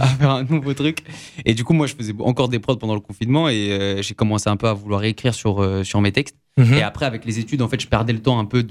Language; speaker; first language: French; native; French